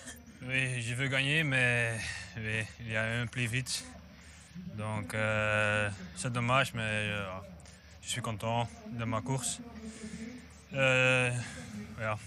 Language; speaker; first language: French; non-native, learner; Dutch